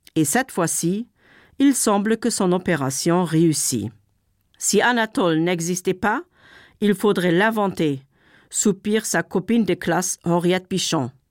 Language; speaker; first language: French; non-native, local second language; Luxembourgish